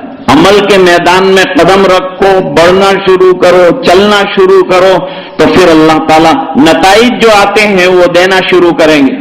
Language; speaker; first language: Urdu; native; Urdu